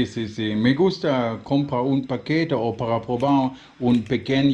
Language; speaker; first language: Spanish; non-native, learner; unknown